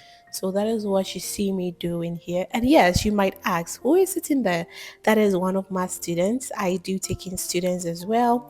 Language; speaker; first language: English; non-native, local second language; Akan